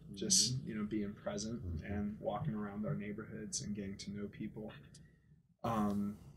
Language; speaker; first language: English; native; English